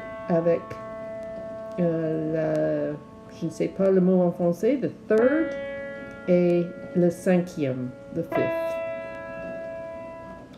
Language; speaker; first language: French; non-native, learner; English